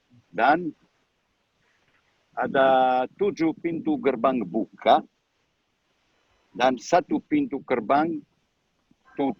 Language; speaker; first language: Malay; non-native, learner; Hebrew